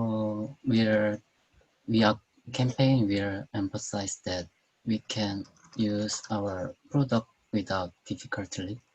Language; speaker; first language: English; non-native, learner; Korean